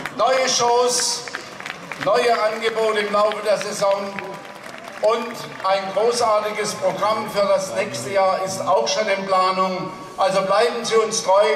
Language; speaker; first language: German; native; German